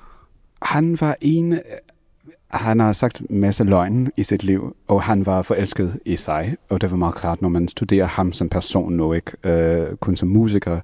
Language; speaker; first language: Danish; non-native, fluent; English